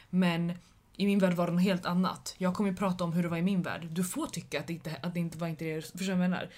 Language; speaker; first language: Swedish; early bilingual, other home language; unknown